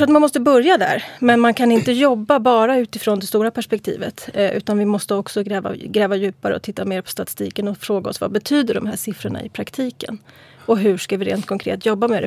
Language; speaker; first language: Swedish; native; Swedish